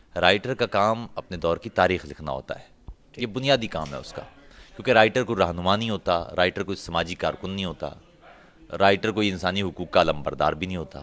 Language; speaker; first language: Urdu; non-native, local second language; Punjabi